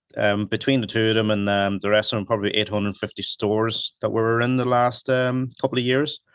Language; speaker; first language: English; early bilingual, other home language; Cantonese